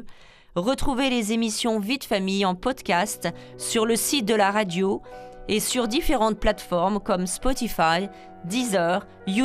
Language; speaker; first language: French; native; French